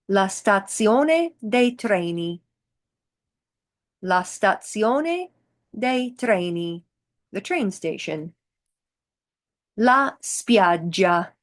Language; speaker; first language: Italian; non-native, fluent; English